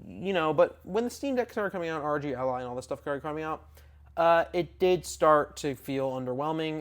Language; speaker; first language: English; native; English